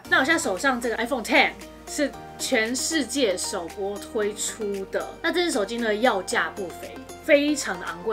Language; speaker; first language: Chinese; native; Chinese